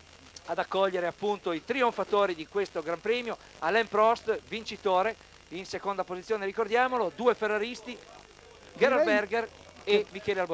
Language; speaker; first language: Italian; native; Italian